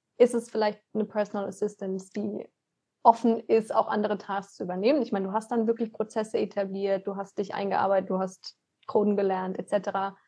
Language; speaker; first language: German; native; German